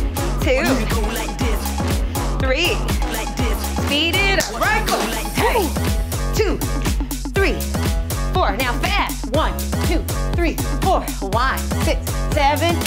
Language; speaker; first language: English; native; English